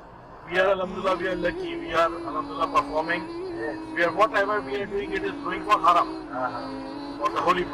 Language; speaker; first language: English; non-native, fluent; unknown